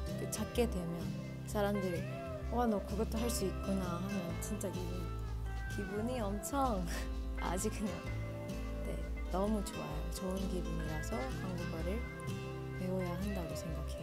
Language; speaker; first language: Korean; non-native, fluent; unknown